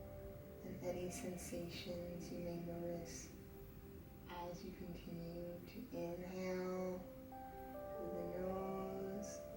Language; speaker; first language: English; native; English